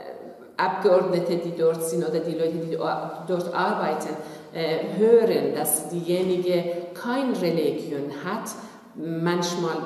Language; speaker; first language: German; non-native, fluent; Persian